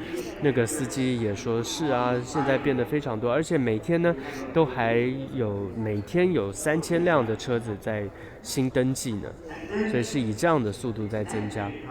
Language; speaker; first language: Chinese; native; Chinese